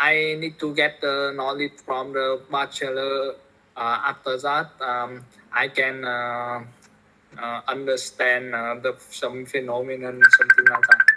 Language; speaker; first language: English; non-native, learner; Vietnamese